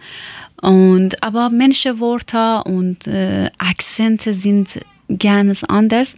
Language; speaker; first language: German; non-native, learner; Persian